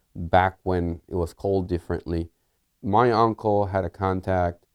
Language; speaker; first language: English; early bilingual, other home language; Spanish